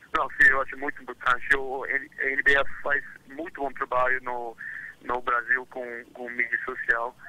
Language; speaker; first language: Portuguese; non-native, fluent; English